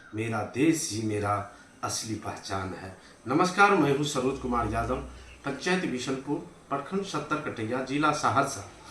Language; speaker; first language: Hindi; native; Hindi